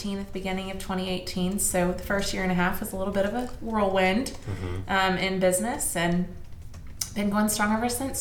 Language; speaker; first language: English; native; English